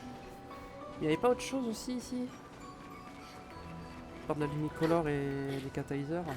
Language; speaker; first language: French; native; French